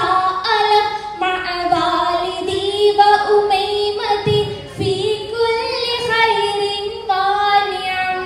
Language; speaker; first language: Arabic; non-native, learner; Malayalam